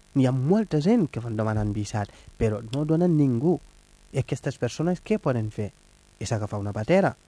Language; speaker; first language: Catalan; non-native, fluent; Wolof